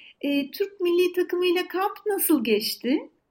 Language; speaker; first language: Turkish; native; Turkish